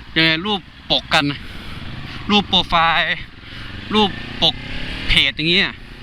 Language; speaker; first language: Thai; native; Thai